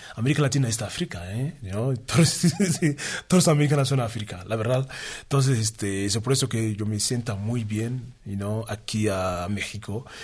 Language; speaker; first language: Spanish; non-native, learner; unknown